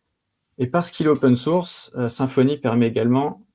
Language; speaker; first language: French; native; French